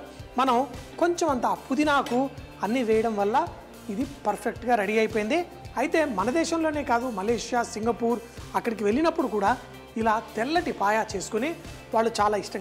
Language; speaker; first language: Telugu; native; Telugu